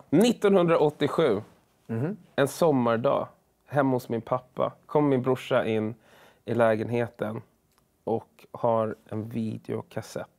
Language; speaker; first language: Swedish; early bilingual, other home language; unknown